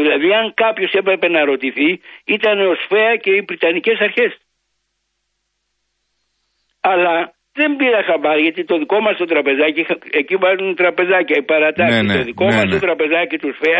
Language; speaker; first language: Greek; native; Greek